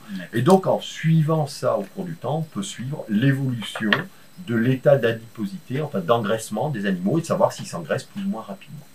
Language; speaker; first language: French; native; French